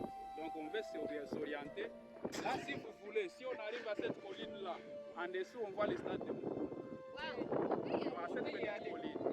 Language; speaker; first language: French; non-native, local second language; Swahili